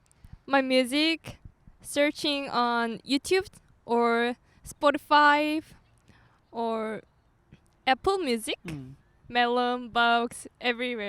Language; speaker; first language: English; non-native, learner; Korean